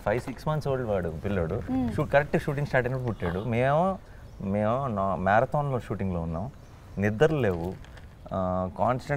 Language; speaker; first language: Telugu; native; Telugu